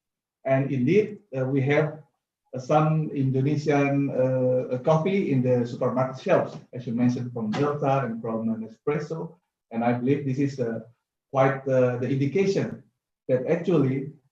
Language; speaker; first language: English; non-native, fluent; Indonesian